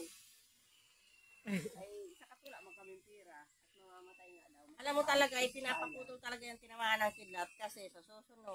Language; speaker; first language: Filipino; native; Filipino